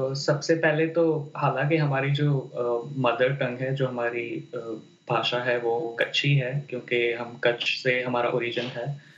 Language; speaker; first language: Hindi; non-native, local second language; Kachhi